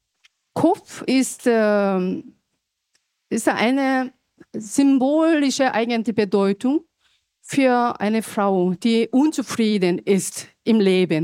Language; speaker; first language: German; non-native, fluent; Korean